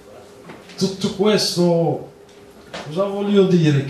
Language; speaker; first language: Italian; non-native, fluent; Arabic